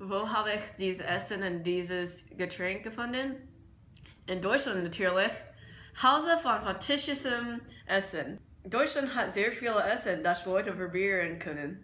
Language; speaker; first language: German; non-native, learner; English